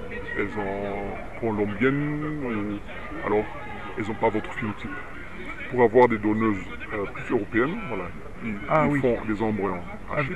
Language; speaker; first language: French; non-native, fluent; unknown